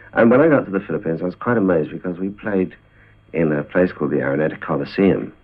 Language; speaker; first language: English; native; English